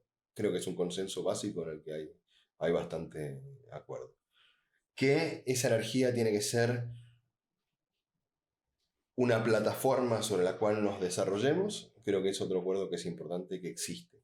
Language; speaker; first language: Spanish; native; Spanish